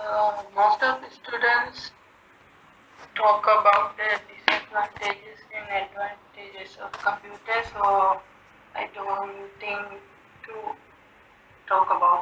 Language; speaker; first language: English; non-native, learner; Sinhala